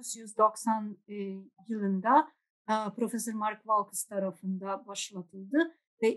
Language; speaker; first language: Turkish; non-native, fluent; Dutch